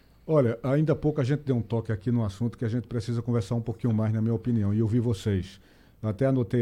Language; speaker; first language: Portuguese; native; Portuguese